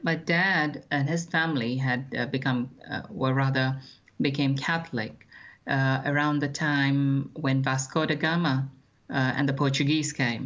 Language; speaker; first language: English; non-native, local second language; Malayalam